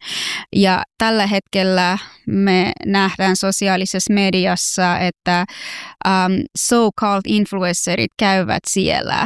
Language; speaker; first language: Finnish; non-native, fluent; Persian